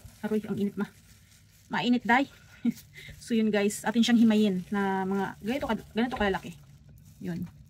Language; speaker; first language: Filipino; non-native, local second language; Cebuano